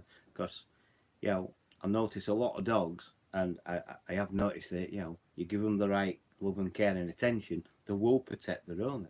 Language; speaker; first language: English; native; English